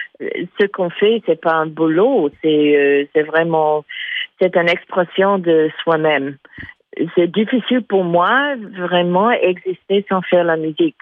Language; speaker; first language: French; non-native, fluent; English